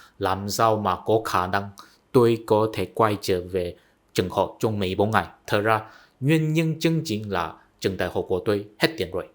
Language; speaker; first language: Vietnamese; non-native, fluent; Chinese